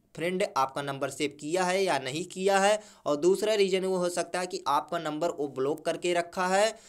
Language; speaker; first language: Hindi; native; Hindi